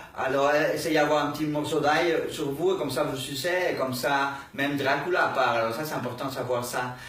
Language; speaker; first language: French; non-native, fluent; Spanish